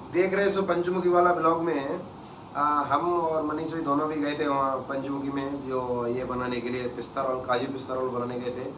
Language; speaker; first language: Hindi; non-native, local second language; Kannada